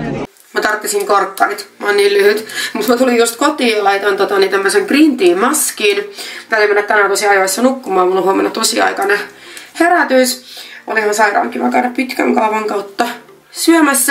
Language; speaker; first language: Finnish; native; Finnish